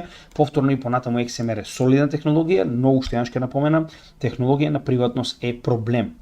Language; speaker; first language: Macedonian; native; Macedonian